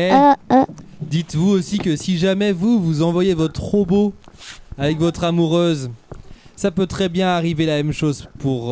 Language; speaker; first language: French; native; French